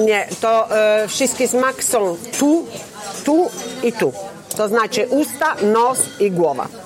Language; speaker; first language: Polish; non-native, learner; Italian